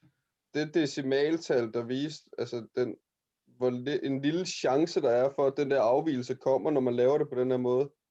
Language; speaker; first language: Danish; native; Danish